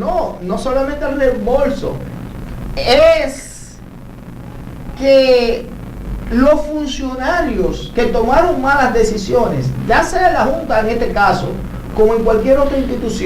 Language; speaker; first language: Spanish; native; Spanish